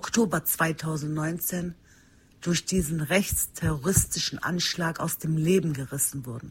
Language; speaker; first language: German; early bilingual, other home language; Turkish